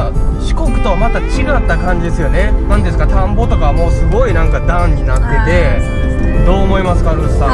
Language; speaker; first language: Japanese; native; Japanese